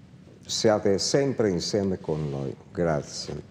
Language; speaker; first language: Italian; non-native, fluent; Russian